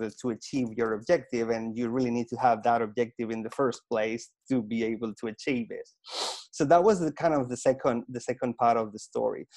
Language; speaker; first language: English; non-native, fluent; Spanish